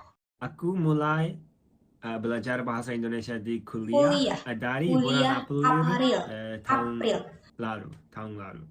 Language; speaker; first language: Indonesian; non-native, learner; Japanese